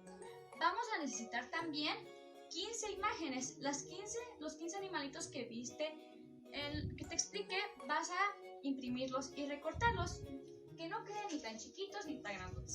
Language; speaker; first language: Spanish; native; Spanish